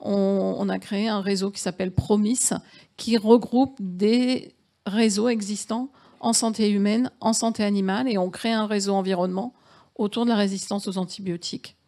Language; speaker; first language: French; native; French